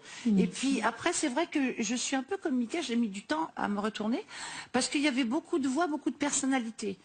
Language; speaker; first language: French; native; French